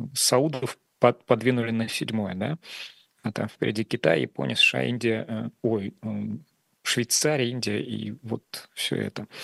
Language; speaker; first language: Russian; native; Russian